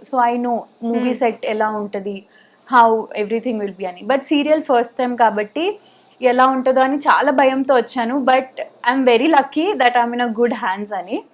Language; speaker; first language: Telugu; native; Telugu